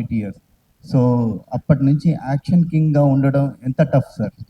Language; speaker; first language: Telugu; native; Telugu